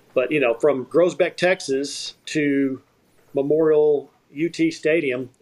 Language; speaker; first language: English; native; English